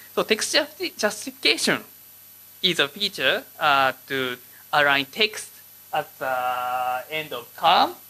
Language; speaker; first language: English; non-native, learner; Japanese